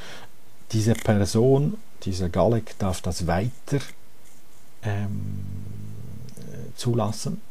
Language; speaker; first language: German; non-native, fluent; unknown